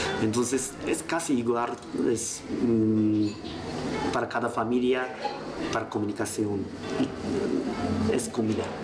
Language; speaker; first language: Spanish; non-native, learner; Japanese